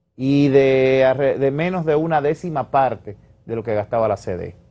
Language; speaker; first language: Spanish; native; Spanish